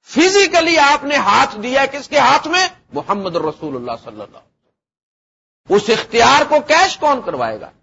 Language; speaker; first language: Urdu; non-native, local second language; Punjabi